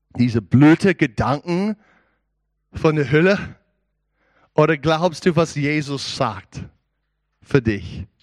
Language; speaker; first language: German; non-native, learner; English